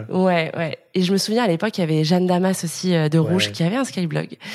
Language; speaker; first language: French; native; French